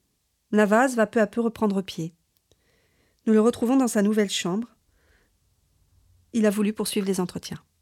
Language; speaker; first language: French; native; French